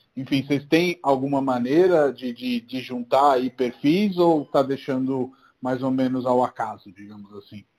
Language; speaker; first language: Portuguese; non-native, fluent; Italian